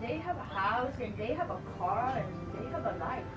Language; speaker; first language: English; non-native, learner; Japanese